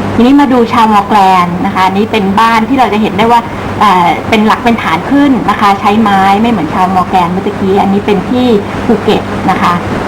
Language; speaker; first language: Thai; native; Thai